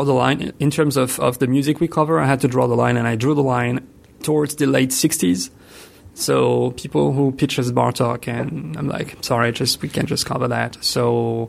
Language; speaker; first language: English; non-native, fluent; French